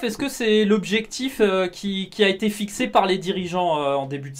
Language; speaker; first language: French; native; French